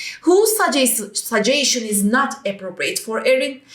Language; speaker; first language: English; non-native, fluent; Turkish